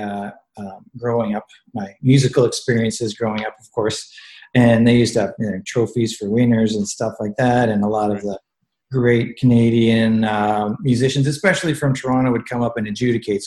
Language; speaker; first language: English; native; English